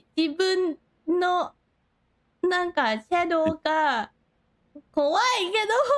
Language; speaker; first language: Japanese; non-native, learner; Thai